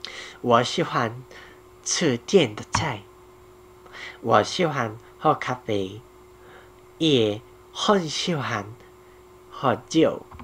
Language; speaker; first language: Chinese; non-native, learner; Korean